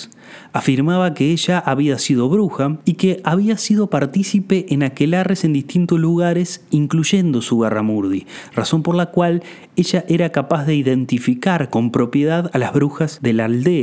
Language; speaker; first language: Spanish; native; Spanish